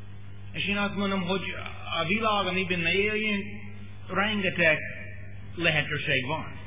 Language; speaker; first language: Hungarian; non-native, learner; English